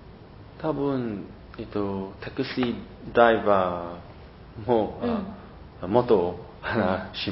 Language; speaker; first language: Japanese; non-native, learner; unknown